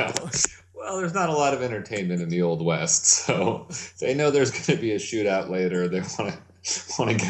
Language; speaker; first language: English; native; English